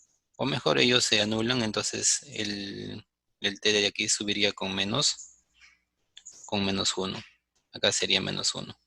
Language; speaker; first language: Spanish; native; Spanish